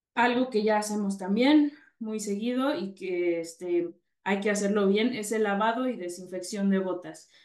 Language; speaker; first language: Spanish; native; Spanish